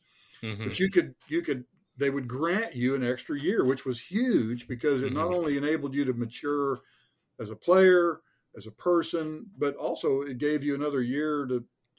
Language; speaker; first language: English; native; English